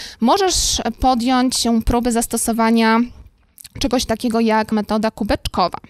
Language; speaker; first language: Polish; native; Polish